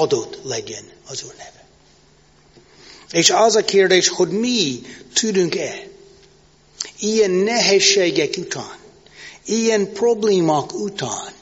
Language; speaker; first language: Hungarian; non-native, fluent; English